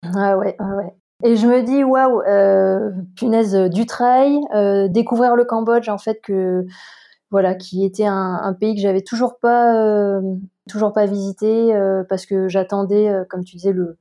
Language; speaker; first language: French; native; French